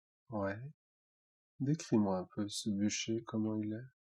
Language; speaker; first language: French; native; French